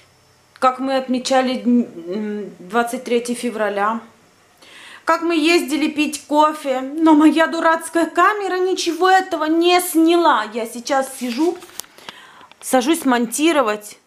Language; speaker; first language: Russian; native; Russian